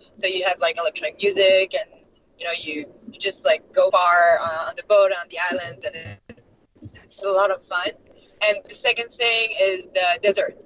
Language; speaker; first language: English; non-native, fluent; French